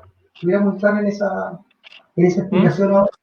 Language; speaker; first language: Spanish; native; Spanish